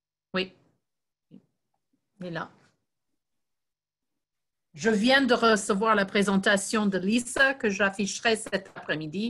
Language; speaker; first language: French; non-native, fluent; English